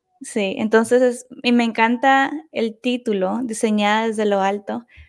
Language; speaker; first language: Spanish; native; Spanish